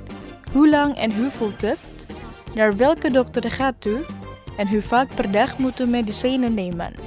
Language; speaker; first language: Dutch; non-native, learner; Indonesian